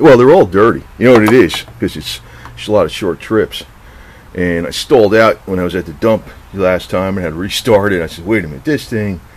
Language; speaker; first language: English; native; English